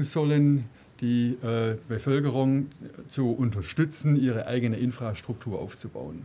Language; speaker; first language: German; native; German